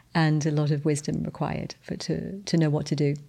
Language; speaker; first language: English; native; English